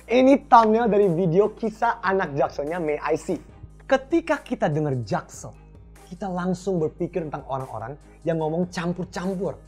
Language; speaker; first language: Indonesian; native; Indonesian